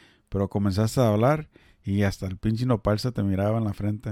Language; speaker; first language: Spanish; early bilingual, heritage; Spanish